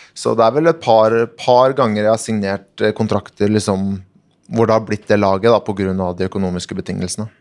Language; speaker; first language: Norwegian; native; Norwegian